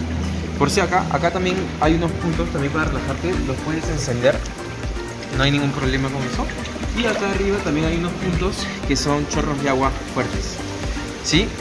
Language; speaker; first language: Spanish; native; Spanish